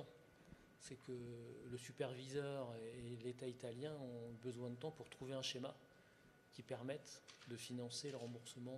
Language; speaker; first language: French; native; French